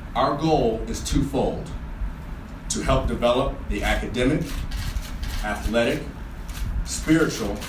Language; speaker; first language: English; native; English